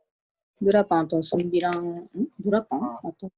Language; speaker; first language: Indonesian; non-native, learner; Japanese